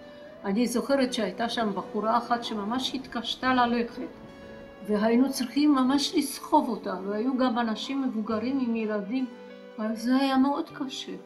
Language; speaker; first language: Hebrew; non-native, fluent; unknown